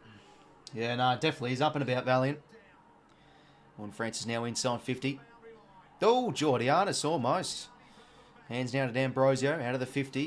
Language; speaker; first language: English; native; English